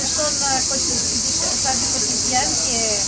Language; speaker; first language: French; non-native, learner; Greek